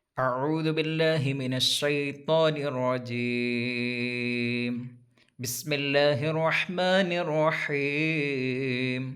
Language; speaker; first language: Arabic; non-native, fluent; Malayalam